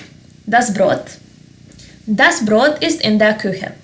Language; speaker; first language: German; non-native, fluent; Serbian